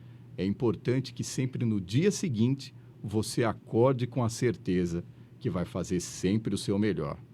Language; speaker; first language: Portuguese; native; Portuguese